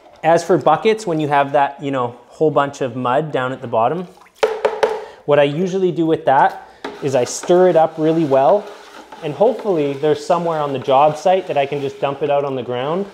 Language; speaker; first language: English; native; English